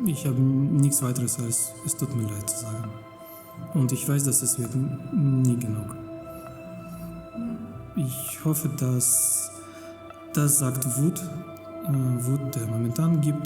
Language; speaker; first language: German; non-native, fluent; Russian